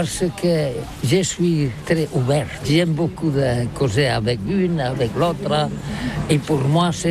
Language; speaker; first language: French; non-native, learner; Catalan